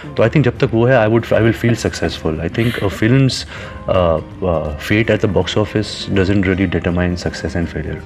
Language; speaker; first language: Hindi; native; Hindi